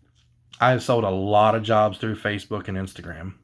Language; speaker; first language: English; native; English